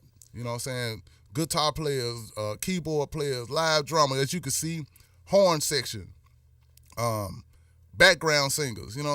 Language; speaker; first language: English; native; English